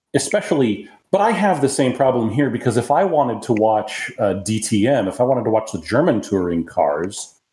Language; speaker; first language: English; native; English